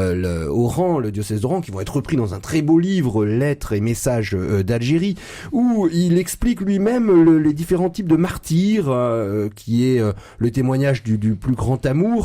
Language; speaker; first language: French; native; French